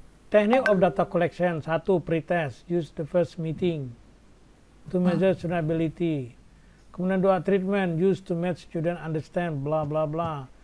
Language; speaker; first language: English; non-native, fluent; Indonesian